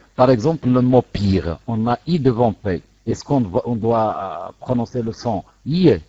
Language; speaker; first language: French; non-native, local second language; Arabic